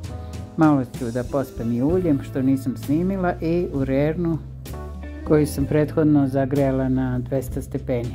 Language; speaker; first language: Serbian; native; Serbian